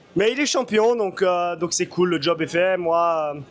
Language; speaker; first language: French; native; French